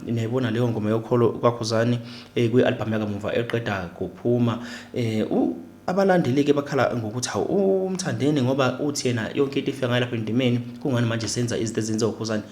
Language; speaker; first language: Zulu; native; Zulu